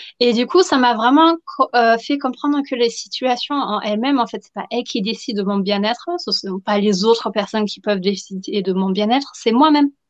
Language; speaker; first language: French; non-native, fluent; German